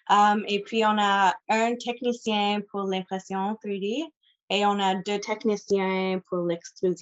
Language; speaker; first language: French; non-native, local second language; English